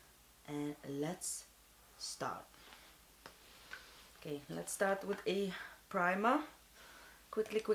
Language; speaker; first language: English; non-native, fluent; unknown